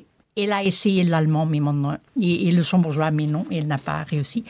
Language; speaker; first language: French; non-native, learner; Portuguese